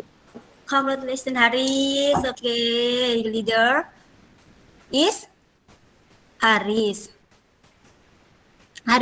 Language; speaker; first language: English; non-native, fluent; Indonesian